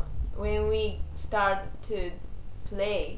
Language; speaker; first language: English; non-native, learner; Japanese